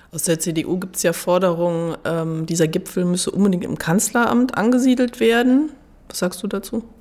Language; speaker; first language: German; native; German